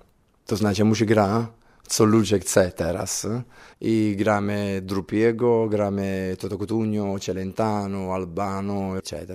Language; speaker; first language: Polish; non-native, learner; Italian